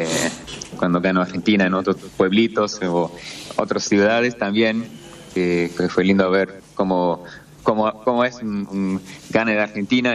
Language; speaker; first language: Spanish; non-native, fluent; English